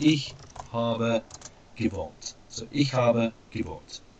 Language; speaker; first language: German; non-native, fluent; English